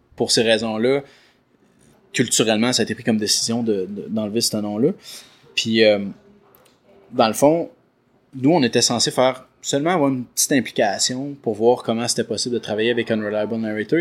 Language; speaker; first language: French; native; French